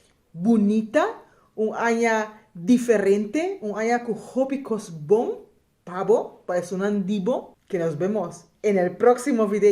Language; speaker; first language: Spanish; non-native, local second language; Papiamento